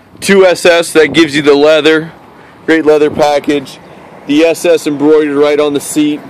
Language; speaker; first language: English; native; English